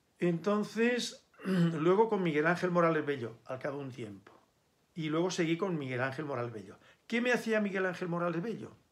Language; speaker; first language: Spanish; native; Spanish